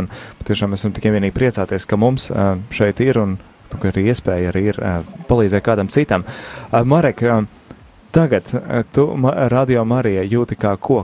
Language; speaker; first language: Latvian; native; Latvian